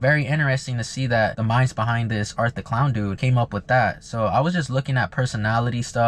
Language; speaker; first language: English; native; English